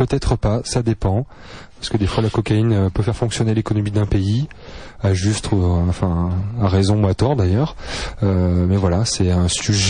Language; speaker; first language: French; native; French